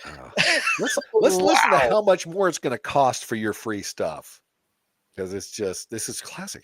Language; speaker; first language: English; native; English